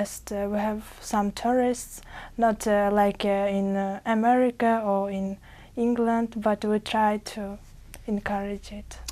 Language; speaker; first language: English; non-native, learner; Uzbek